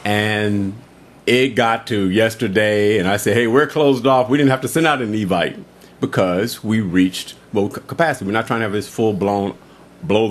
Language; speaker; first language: English; native; English